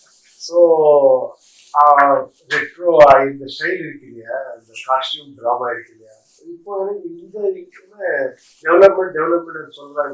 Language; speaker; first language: Tamil; non-native, learner; Kannada